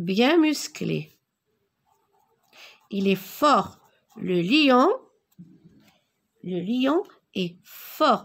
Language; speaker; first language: French; non-native, local second language; Arabic